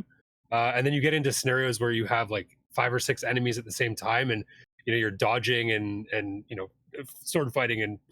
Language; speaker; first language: English; native; English